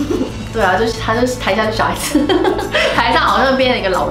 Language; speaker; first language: Chinese; native; Chinese